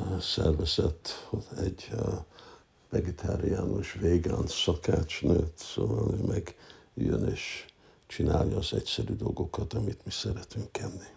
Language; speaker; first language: Hungarian; early bilingual, heritage; Hungarian